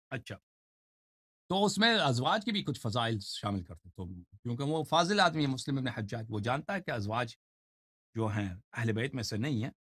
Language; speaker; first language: Urdu; non-native, fluent; Persian